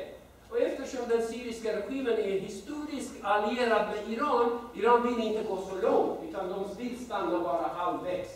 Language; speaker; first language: Swedish; non-native, fluent; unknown